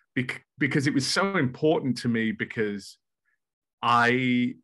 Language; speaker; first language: English; native; English